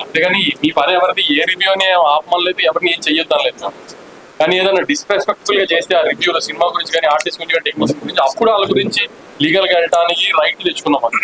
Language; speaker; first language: Telugu; native; Telugu